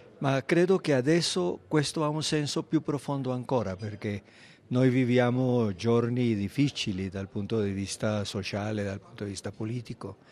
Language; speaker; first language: Italian; non-native, fluent; Spanish